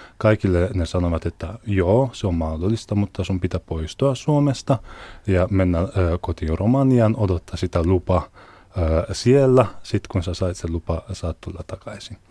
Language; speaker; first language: Finnish; non-native, fluent; Hungarian